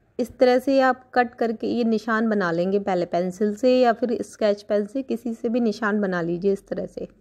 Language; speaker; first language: Hindi; native; Hindi